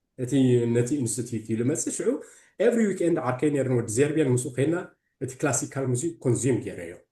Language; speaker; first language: Tigrinya; early bilingual, heritage; Tigrinya